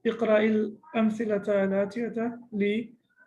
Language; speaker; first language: Arabic; non-native, fluent; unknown